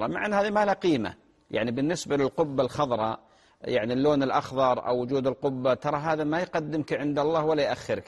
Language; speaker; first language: Arabic; native; Arabic